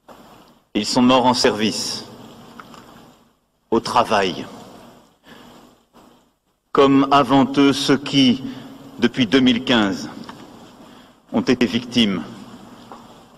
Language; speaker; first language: French; native; French